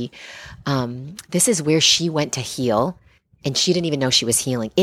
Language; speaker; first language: English; native; English